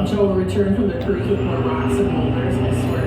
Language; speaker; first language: English; native; English